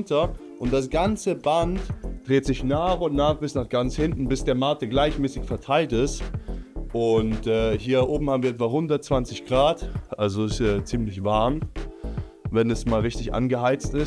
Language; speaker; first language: German; native; German